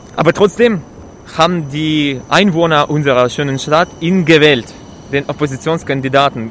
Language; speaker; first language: German; non-native, fluent; Russian